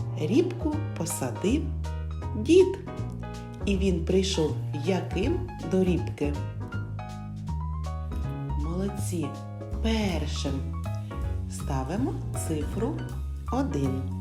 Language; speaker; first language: Ukrainian; native; Ukrainian